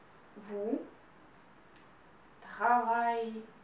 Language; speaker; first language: French; non-native, learner; Russian